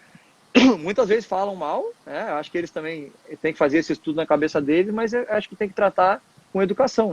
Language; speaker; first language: Portuguese; native; Portuguese